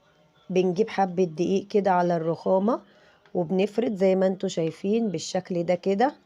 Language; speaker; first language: Arabic; native; Arabic